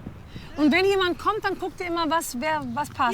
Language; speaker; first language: German; native; German